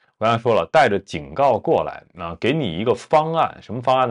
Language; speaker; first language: Chinese; native; Chinese